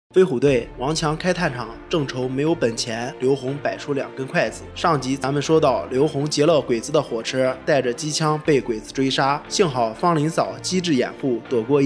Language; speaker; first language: Chinese; native; Chinese